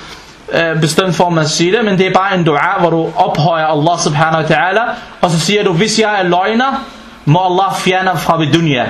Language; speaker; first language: Danish; non-native, fluent; Arabic